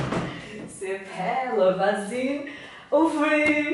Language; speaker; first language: French; non-native, learner; Portuguese